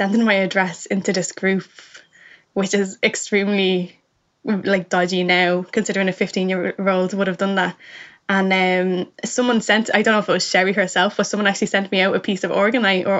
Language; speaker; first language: English; native; English